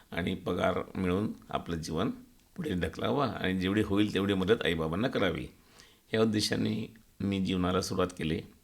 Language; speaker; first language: Marathi; native; Marathi